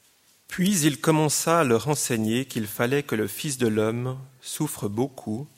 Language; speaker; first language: French; native; French